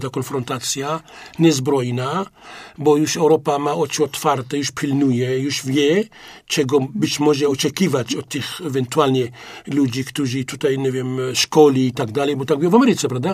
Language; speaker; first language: Polish; non-native, fluent; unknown